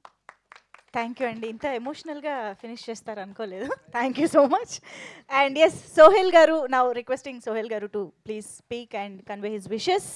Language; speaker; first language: Telugu; native; Telugu